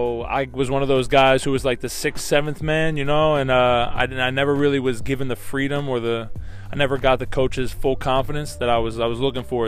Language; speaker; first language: English; native; English